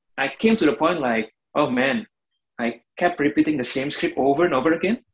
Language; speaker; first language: English; non-native, fluent; Indonesian